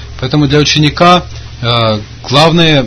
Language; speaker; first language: Russian; native; Russian